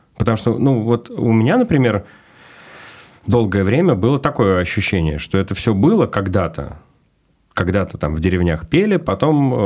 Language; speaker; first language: Russian; native; Russian